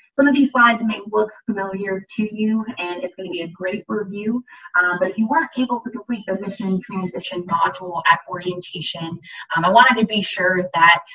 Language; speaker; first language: English; native; English